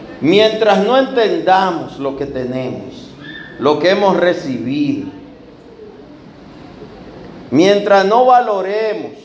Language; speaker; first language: Spanish; native; Spanish